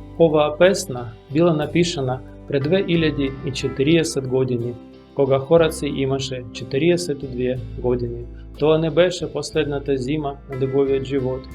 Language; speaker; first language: Macedonian; non-native, learner; Russian